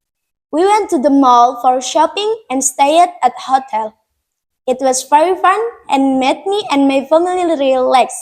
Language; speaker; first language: English; non-native, learner; Indonesian